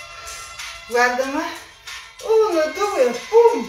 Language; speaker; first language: Italian; non-native, learner; Russian